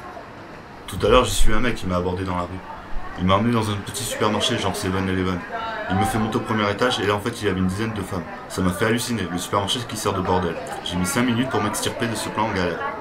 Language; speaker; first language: French; native; French